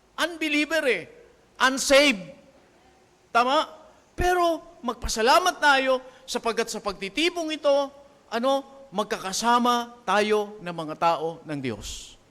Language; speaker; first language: Filipino; native; Filipino